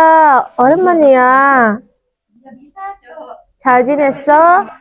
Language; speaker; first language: Korean; non-native, learner; Indonesian